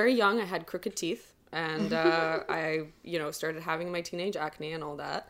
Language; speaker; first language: English; non-native, fluent; Russian